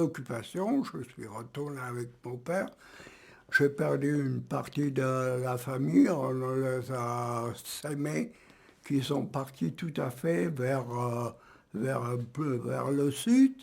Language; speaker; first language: French; early bilingual, other home language; German